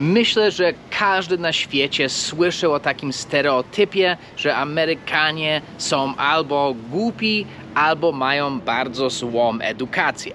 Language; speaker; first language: Polish; non-native, fluent; English